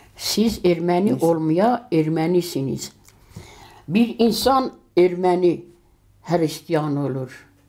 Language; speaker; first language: Turkish; early bilingual, heritage; Turkish